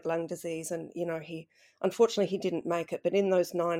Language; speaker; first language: English; native; English